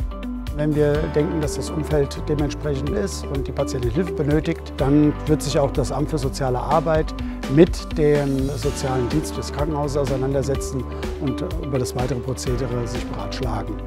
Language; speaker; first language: German; native; German